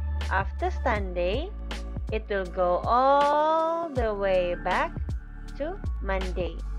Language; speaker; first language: English; non-native, local second language; Malay